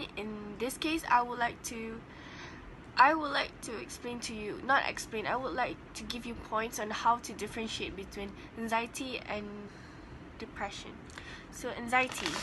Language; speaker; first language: English; non-native, local second language; Malay